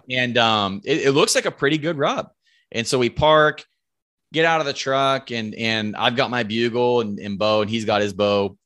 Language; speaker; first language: English; native; English